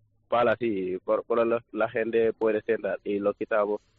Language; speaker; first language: Spanish; non-native, learner; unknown